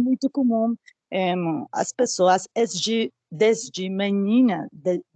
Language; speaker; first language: Portuguese; non-native, learner; Spanish